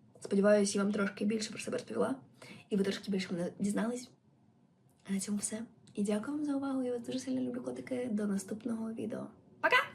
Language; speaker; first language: Ukrainian; non-native, local second language; Russian